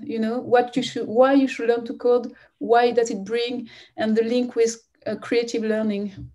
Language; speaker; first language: English; non-native, fluent; French